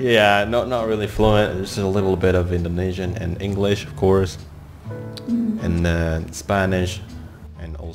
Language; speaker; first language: English; non-native, fluent; Indonesian